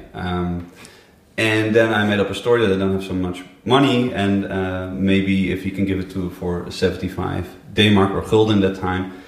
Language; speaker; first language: English; non-native, fluent; Dutch